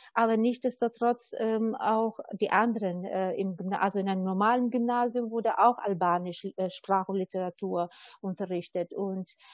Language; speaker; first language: German; non-native, fluent; Albanian